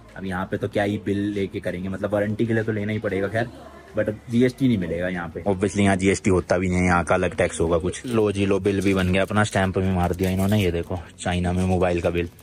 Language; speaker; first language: Hindi; native; Hindi